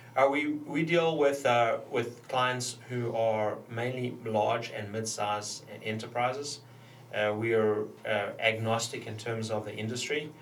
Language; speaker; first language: English; native; English